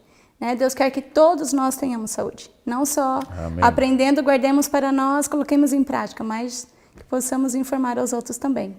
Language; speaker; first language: Portuguese; native; Portuguese